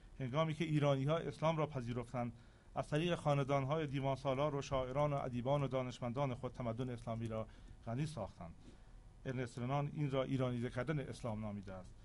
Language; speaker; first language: Persian; non-native, local second language; Central Kurdish